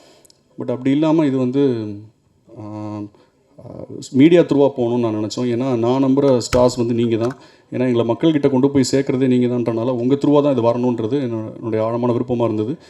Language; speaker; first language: Tamil; native; Tamil